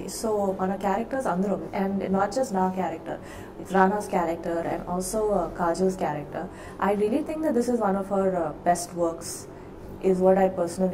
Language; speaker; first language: Telugu; non-native, fluent; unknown